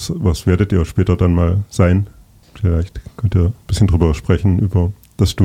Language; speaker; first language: German; native; German